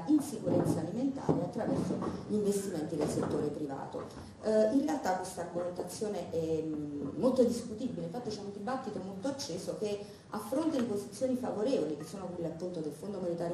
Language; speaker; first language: Italian; native; Italian